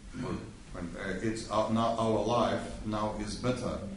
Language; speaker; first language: English; non-native, fluent; Russian